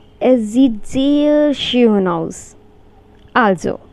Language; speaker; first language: German; non-native, learner; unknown